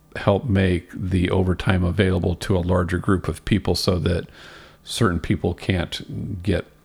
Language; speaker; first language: English; native; English